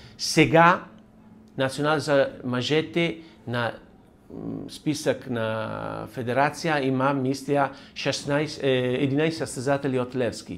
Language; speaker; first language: Bulgarian; non-native, learner; Italian